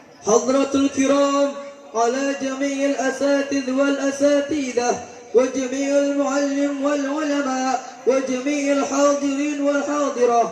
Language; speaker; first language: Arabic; non-native, learner; Indonesian